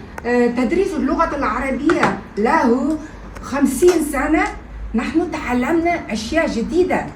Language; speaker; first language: Arabic; non-native, fluent; Kazakh